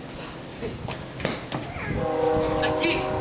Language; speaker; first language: Spanish; non-native, learner; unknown